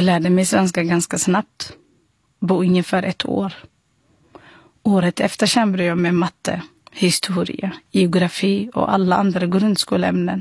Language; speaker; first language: Swedish; non-native, fluent; Somali